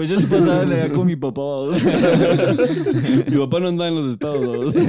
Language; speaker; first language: Spanish; native; Spanish